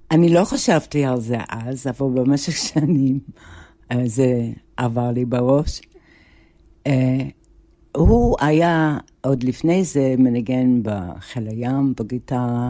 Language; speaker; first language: Hebrew; non-native, fluent; English